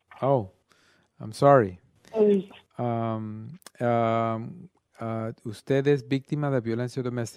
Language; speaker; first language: Spanish; early bilingual, other home language; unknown